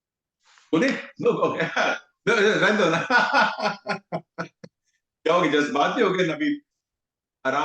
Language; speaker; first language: Hindi; native; Hindi